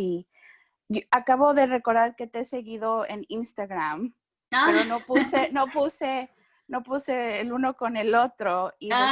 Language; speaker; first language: Spanish; early bilingual, heritage; Spanish